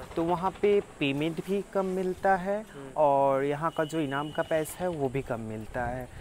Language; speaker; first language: Hindi; non-native, local second language; Bangla